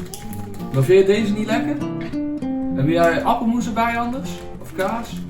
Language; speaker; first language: Dutch; native; Dutch